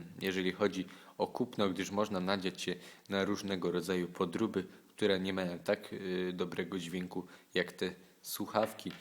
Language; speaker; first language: Polish; native; Polish